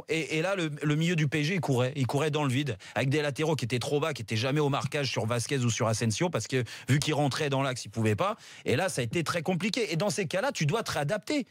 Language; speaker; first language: French; native; French